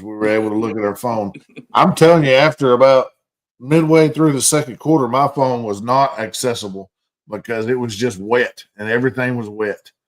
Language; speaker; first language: English; native; English